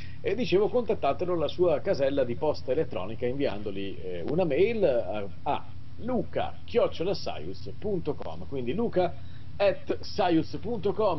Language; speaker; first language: Italian; native; Italian